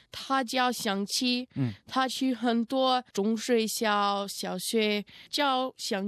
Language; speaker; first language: Chinese; non-native, learner; Russian